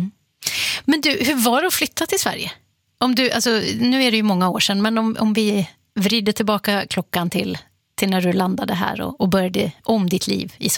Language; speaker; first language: Swedish; native; Swedish